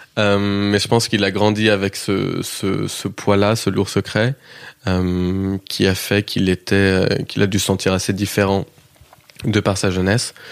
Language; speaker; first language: French; early bilingual, heritage; French